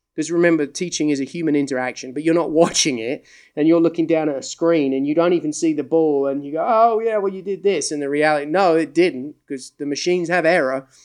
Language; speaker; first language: English; native; English